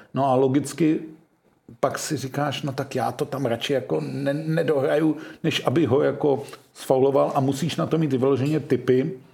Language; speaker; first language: Czech; native; Czech